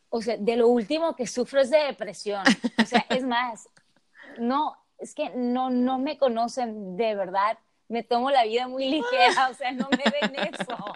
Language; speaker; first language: Spanish; native; Spanish